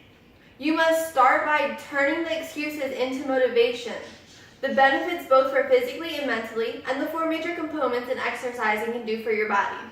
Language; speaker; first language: English; native; English